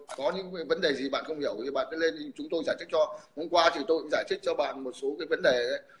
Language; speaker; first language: Vietnamese; native; Vietnamese